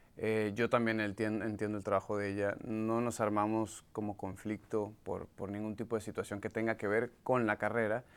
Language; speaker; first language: Spanish; native; Spanish